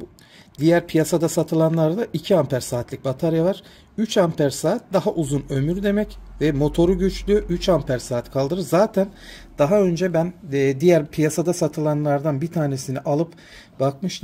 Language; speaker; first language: Turkish; native; Turkish